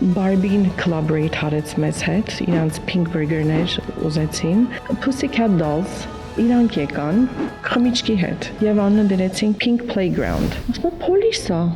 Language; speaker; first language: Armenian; early bilingual, heritage; Armenian